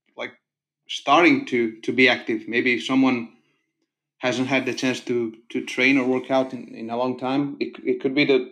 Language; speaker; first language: English; non-native, fluent; Italian